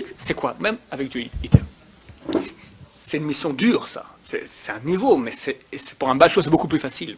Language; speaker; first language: French; native; French